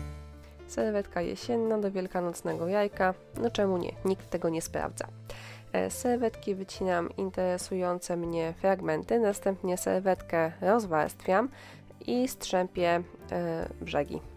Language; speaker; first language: Polish; native; Polish